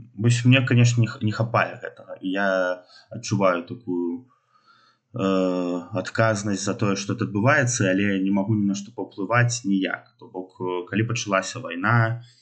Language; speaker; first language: Belarusian; non-native, local second language; Russian